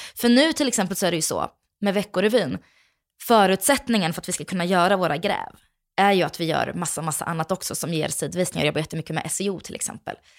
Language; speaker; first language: Swedish; early bilingual, other home language; Bosnian